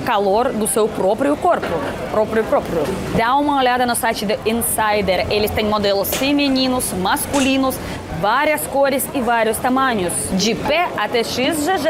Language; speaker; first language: Portuguese; non-native, fluent; Russian